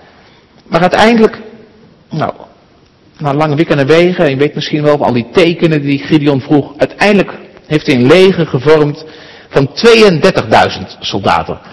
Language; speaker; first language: Dutch; native; Dutch